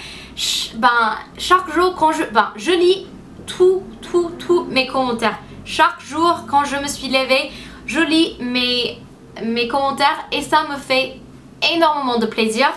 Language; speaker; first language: French; non-native, fluent; English